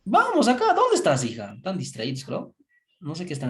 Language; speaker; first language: Spanish; native; Spanish